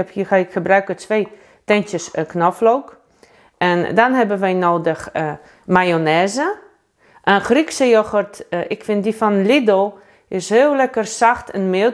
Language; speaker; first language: Dutch; non-native, fluent; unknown